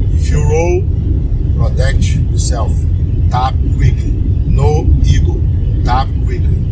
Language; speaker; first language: English; non-native, learner; Portuguese